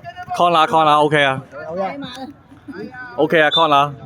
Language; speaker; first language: Cantonese; native; Cantonese